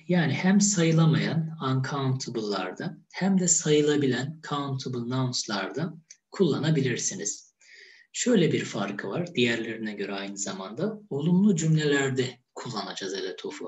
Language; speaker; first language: Turkish; native; Turkish